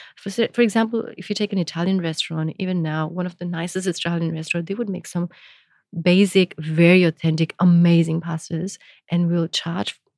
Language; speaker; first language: English; non-native, local second language; Gujarati